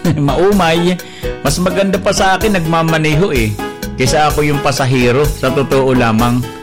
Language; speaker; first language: Filipino; non-native, local second language; Bikol